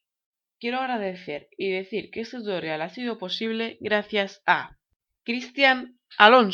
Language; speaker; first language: Spanish; native; Spanish